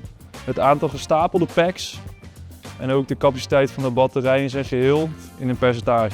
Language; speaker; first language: Dutch; native; Dutch